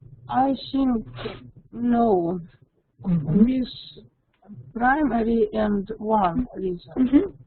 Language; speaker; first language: English; non-native, learner; Russian